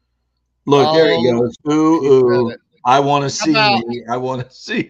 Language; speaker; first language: English; native; English